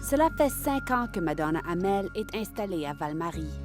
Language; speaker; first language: French; native; French